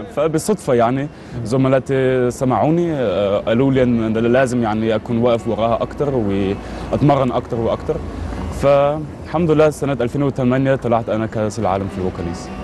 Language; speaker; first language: Arabic; early bilingual, heritage; Arabic